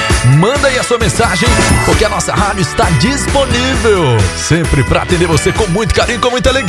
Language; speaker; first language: Portuguese; native; Portuguese